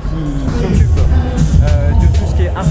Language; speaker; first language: French; native; French